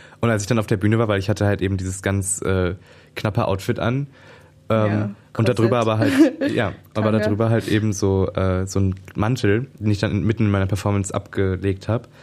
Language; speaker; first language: German; native; German